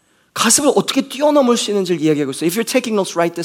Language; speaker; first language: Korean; native; Korean